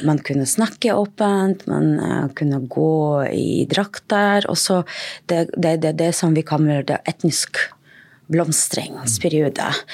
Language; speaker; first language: Norwegian; non-native, fluent; Russian